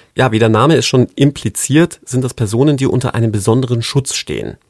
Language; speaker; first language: German; non-native, fluent; English